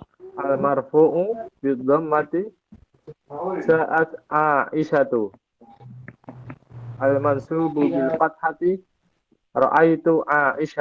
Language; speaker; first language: Arabic; non-native, learner; Indonesian